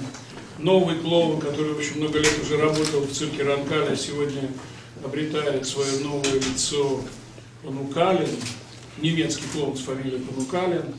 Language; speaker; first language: Russian; native; Russian